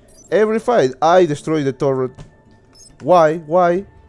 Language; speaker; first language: English; non-native, learner; Spanish